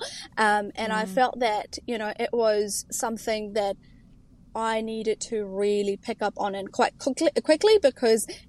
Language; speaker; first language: English; early bilingual, other home language; Urdu